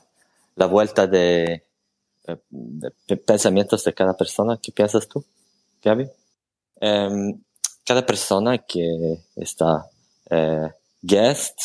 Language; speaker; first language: Spanish; non-native, fluent; Swedish